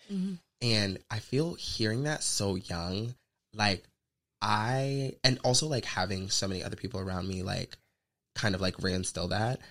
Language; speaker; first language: English; native; English